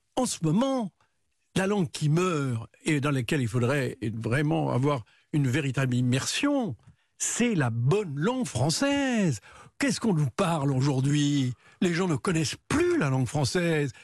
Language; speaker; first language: French; native; French